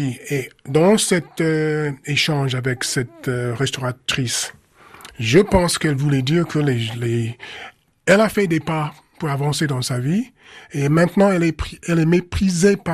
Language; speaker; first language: French; non-native, fluent; English